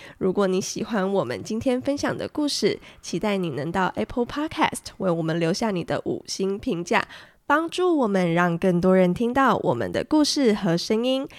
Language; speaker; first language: Chinese; native; Chinese